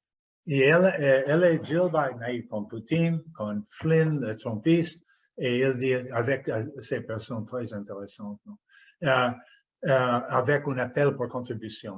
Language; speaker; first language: French; non-native, fluent; English